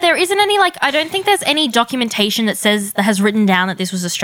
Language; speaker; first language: English; native; English